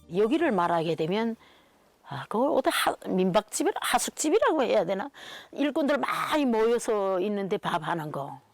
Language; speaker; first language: Korean; native; Korean